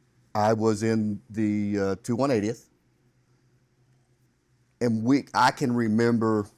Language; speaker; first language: English; native; English